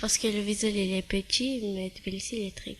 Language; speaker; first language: French; early bilingual, other home language; Armenian